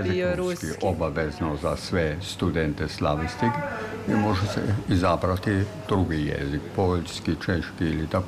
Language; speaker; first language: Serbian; non-native, fluent; German